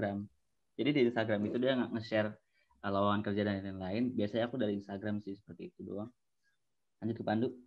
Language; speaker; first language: Indonesian; native; Indonesian